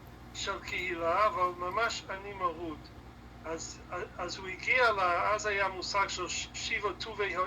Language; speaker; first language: Hebrew; non-native, fluent; English